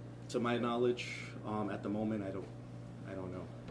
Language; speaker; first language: English; early bilingual, other home language; Spanish